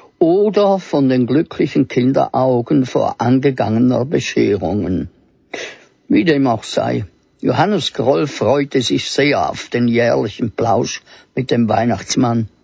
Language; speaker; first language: German; native; German